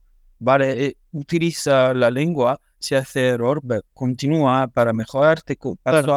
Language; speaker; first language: Spanish; non-native, learner; French